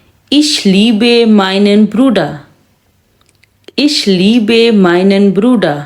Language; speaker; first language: German; non-native, fluent; Urdu